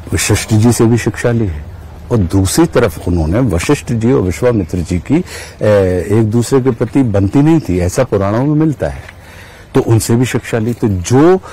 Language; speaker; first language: Hindi; native; Hindi